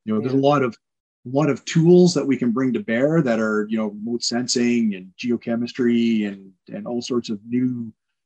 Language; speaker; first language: English; native; English